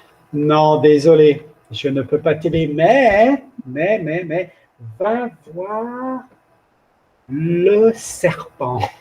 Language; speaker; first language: French; non-native, fluent; English